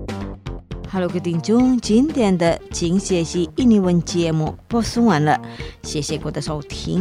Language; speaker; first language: Chinese; non-native, fluent; Indonesian